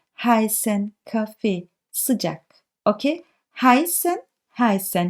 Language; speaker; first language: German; non-native, fluent; Turkish